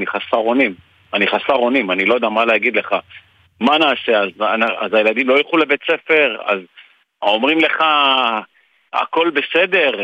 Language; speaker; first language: Hebrew; native; Hebrew